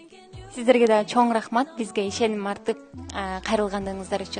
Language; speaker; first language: Kyrgyz; native; Kyrgyz